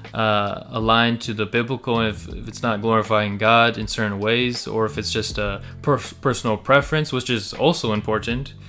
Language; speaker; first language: English; early bilingual, other home language; Russian